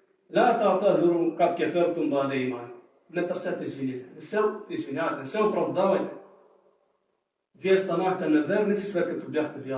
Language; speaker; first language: Bulgarian; native; Bulgarian